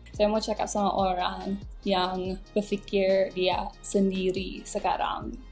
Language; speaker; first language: Malay; non-native, local second language; English